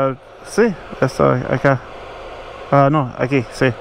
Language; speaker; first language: Spanish; non-native, learner; English